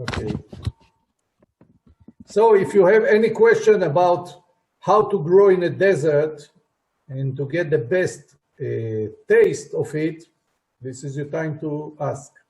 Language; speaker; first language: English; non-native, fluent; Hebrew